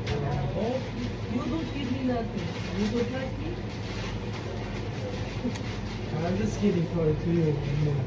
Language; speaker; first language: English; non-native, learner; Nepali